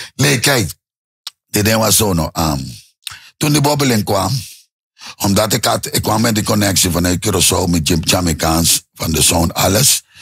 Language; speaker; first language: Dutch; non-native, local second language; Papiamento